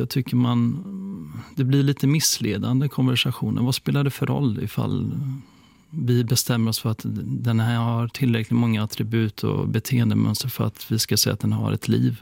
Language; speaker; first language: Swedish; native; Swedish